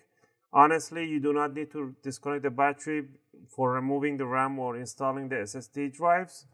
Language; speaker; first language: English; non-native, fluent; Spanish